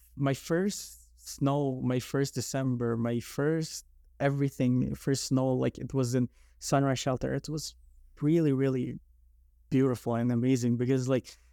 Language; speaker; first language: English; non-native, local second language; Filipino